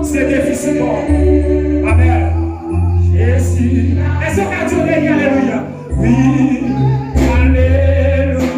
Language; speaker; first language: French; non-native, learner; Haitian Creole